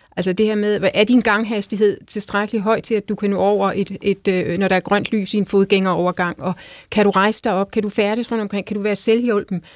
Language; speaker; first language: Danish; native; Danish